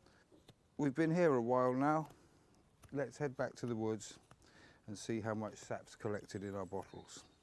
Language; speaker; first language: English; native; English